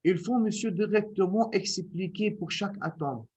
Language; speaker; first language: French; non-native, local second language; Arabic